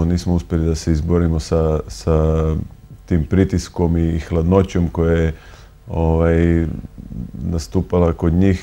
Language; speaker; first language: Serbian; native; Serbian